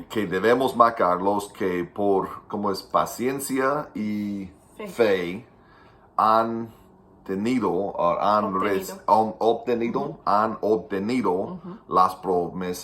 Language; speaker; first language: Spanish; non-native, fluent; English